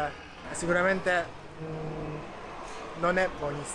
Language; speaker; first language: Italian; non-native, learner; Japanese